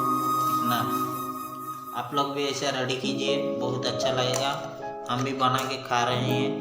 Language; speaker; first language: Hindi; non-native, local second language; Odia